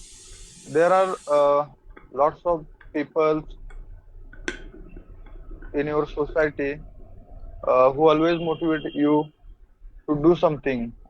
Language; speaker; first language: English; non-native, learner; Hindi